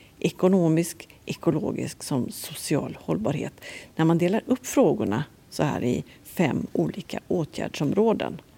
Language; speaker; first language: Swedish; native; Swedish